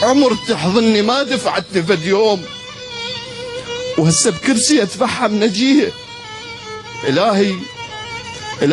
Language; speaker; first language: Arabic; native; Arabic